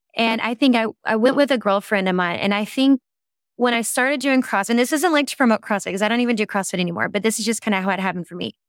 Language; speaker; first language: English; native; English